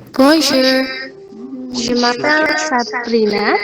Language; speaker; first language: French; non-native, learner; Indonesian